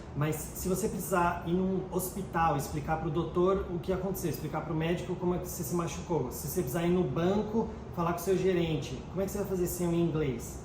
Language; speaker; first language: Portuguese; native; Portuguese